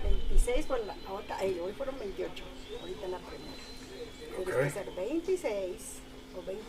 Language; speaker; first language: Spanish; native; Spanish